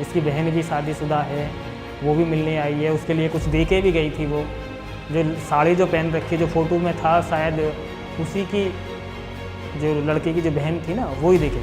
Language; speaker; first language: Hindi; native; Hindi